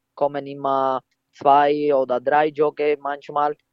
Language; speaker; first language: German; non-native, fluent; Italian